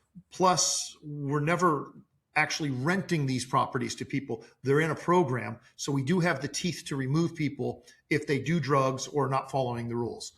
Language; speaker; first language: English; native; English